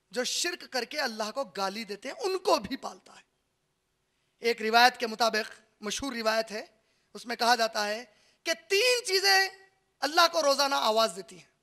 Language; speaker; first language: Hindi; native; Hindi